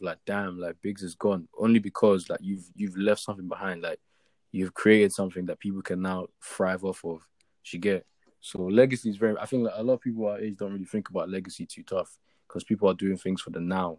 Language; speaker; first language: English; early bilingual, other home language; Yoruba